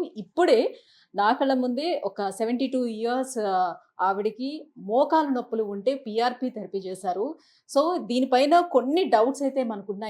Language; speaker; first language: Telugu; native; Telugu